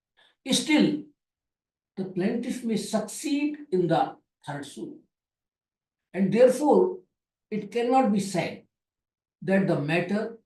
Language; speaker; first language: English; non-native, local second language; Hindi